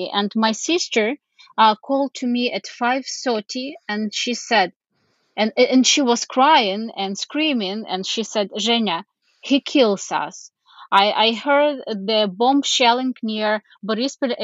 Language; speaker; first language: English; non-native, fluent; Ukrainian